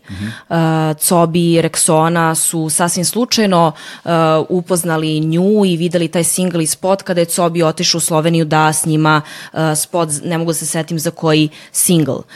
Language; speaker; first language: Serbian; early bilingual, heritage; Serbian